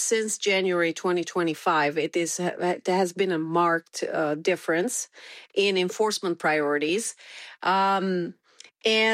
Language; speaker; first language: English; non-native, fluent; Romanian